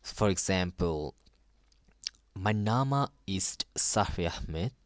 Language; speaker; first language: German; non-native, learner; Bangla